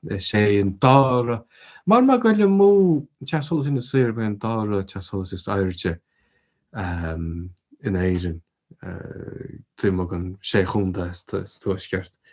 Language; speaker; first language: Irish; native; Irish